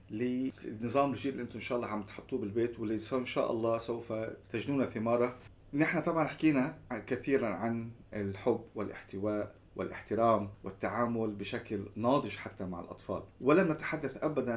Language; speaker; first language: Arabic; native; Arabic